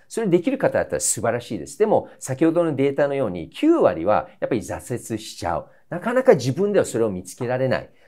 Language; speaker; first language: Japanese; non-native, fluent; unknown